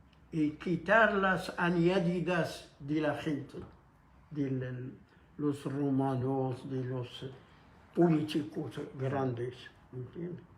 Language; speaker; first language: Spanish; non-native, fluent; Arabic